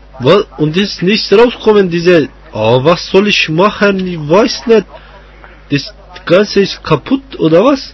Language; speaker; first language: German; non-native, learner; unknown